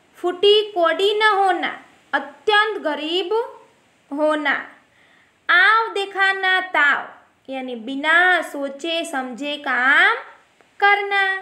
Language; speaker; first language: Hindi; non-native, local second language; Gujarati